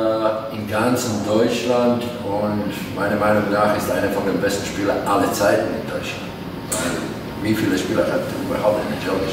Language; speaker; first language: German; non-native, fluent; Latvian